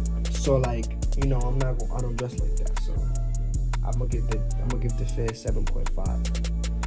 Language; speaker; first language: English; early bilingual, other home language; Spanish